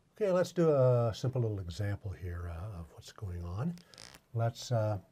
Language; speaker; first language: English; native; English